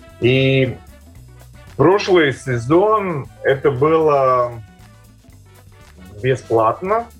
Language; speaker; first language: Russian; non-native, local second language; Latvian